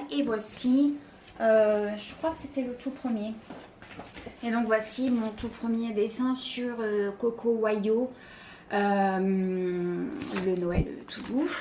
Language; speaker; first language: French; native; French